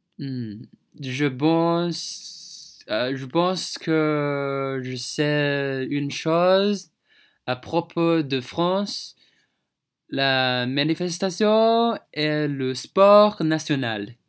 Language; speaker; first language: French; non-native, learner; Chinese